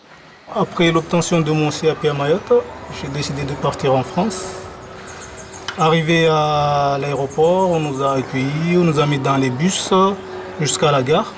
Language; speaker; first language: French; non-native, local second language; Comorian